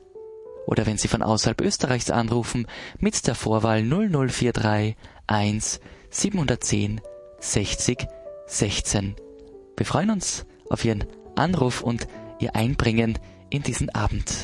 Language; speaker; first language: German; native; German